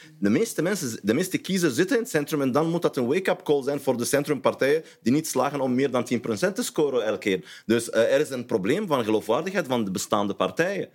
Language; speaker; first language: Dutch; non-native, fluent; Arabic